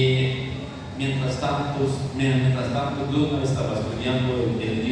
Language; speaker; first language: Spanish; non-native, fluent; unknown